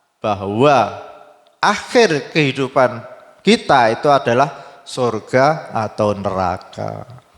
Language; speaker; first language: Indonesian; native; Indonesian